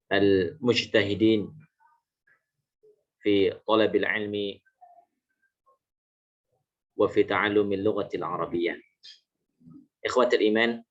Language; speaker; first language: Arabic; non-native, fluent; Indonesian